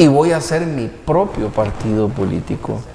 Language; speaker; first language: Spanish; native; Spanish